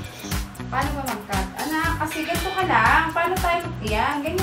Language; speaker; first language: Filipino; native; Filipino